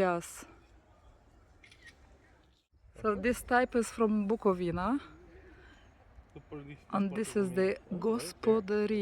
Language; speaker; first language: English; non-native, learner; Romanian